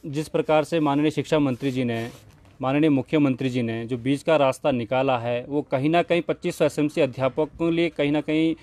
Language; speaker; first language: Hindi; native; Hindi